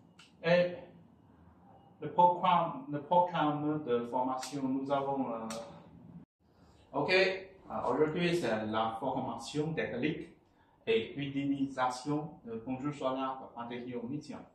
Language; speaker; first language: French; non-native, fluent; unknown